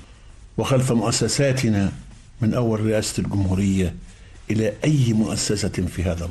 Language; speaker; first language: Arabic; native; Arabic